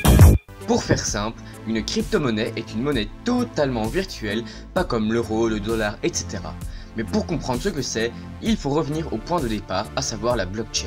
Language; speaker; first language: French; native; French